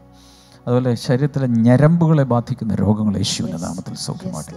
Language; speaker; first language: Malayalam; native; Malayalam